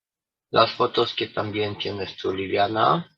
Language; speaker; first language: Spanish; non-native, fluent; Romanian